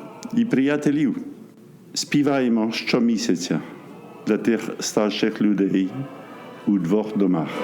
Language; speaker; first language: Ukrainian; early bilingual, heritage; Ukrainian